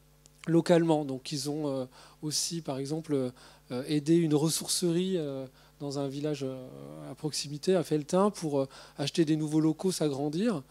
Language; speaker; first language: French; native; French